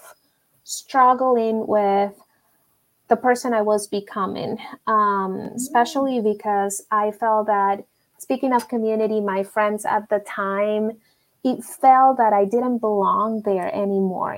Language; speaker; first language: English; non-native, fluent; Spanish